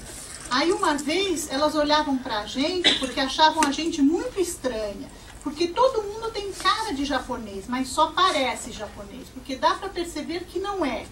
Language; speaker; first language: Portuguese; native; Portuguese